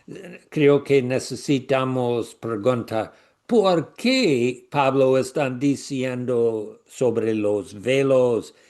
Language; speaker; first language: Spanish; non-native, learner; English